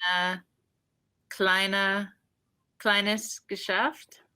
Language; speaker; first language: German; non-native, learner; English